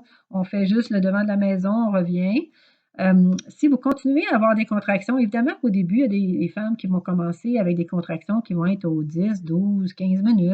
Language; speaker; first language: French; native; French